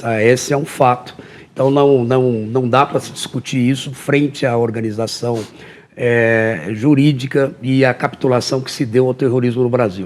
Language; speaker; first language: Portuguese; native; Portuguese